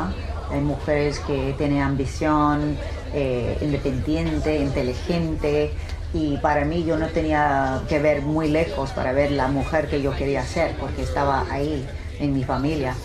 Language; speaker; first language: Spanish; early bilingual, heritage; English